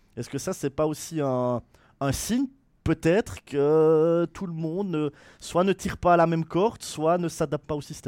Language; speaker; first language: French; native; French